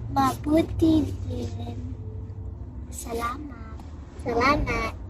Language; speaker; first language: Filipino; non-native, learner; English